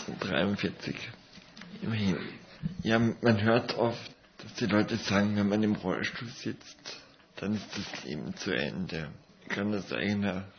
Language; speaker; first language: German; native; German